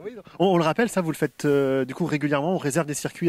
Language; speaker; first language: French; native; French